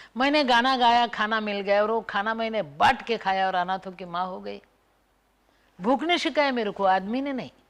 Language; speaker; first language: Hindi; non-native, local second language; Marathi